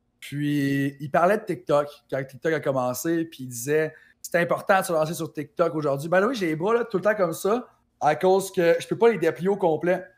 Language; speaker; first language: French; native; French